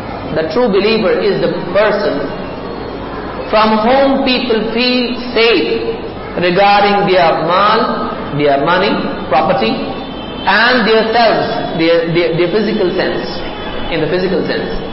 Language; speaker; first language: English; non-native, local second language; Urdu